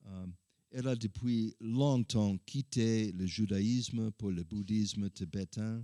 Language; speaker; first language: French; non-native, learner; English